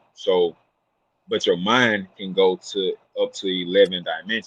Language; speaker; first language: English; native; English